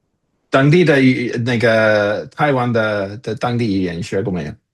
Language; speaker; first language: Chinese; non-native, fluent; English